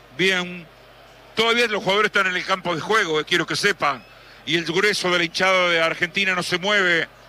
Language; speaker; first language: Spanish; native; Spanish